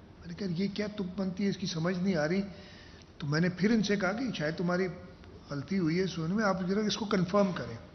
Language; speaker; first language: Urdu; non-native, local second language; Sindhi